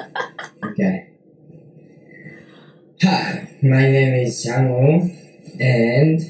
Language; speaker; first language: English; non-native, learner; Korean